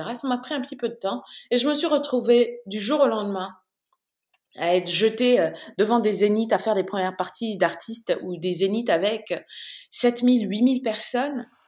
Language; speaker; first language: French; non-native, local second language; Bambara